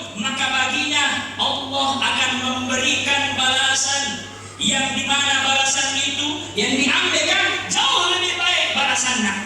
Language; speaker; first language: Indonesian; native; Indonesian